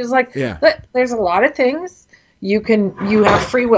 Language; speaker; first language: English; native; English